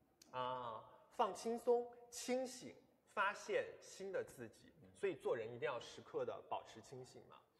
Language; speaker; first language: Chinese; native; Chinese